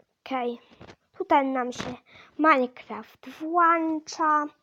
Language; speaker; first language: Polish; native; Polish